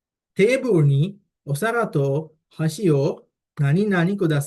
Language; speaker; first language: Japanese; non-native, fluent; Sinhala